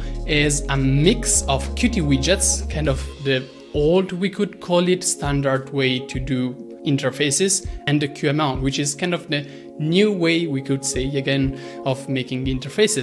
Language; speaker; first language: English; non-native, fluent; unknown